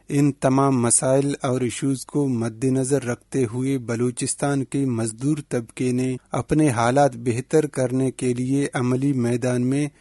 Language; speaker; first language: Urdu; non-native, local second language; Baluchi